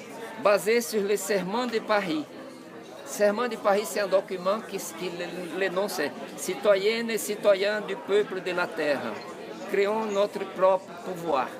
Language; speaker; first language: French; non-native, fluent; Portuguese